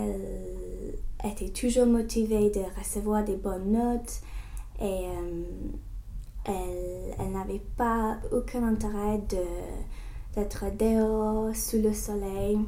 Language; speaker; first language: French; non-native, learner; English